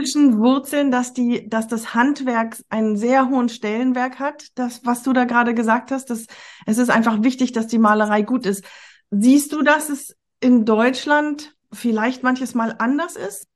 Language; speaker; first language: German; native; German